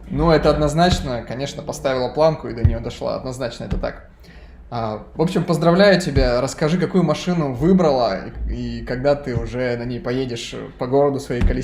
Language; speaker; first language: Russian; native; Russian